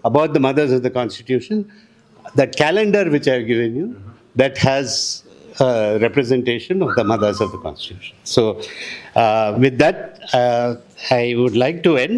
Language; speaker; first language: English; non-native, local second language; Telugu